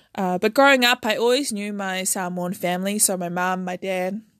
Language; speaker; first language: English; native; English